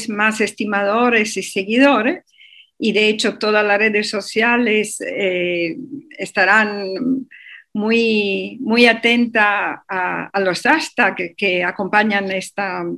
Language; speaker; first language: Spanish; non-native, fluent; Italian